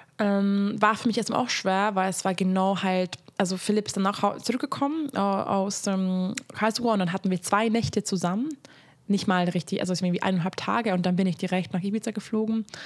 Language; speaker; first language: German; non-native, fluent; Hungarian